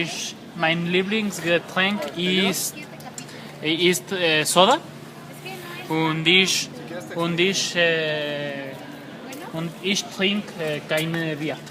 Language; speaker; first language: German; non-native, learner; Spanish